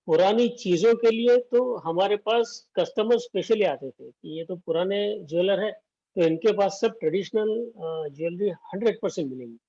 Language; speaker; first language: Hindi; non-native, local second language; Marathi